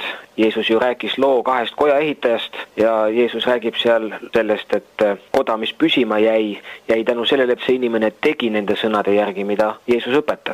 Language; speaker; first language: Estonian; native; Estonian